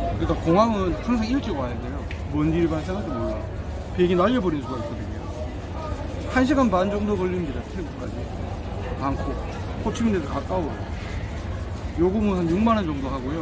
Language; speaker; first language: Korean; native; Korean